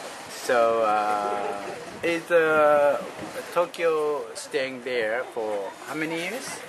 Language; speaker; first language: English; non-native, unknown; Japanese